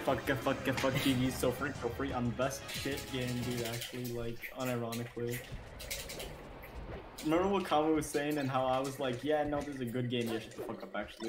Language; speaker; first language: English; native; English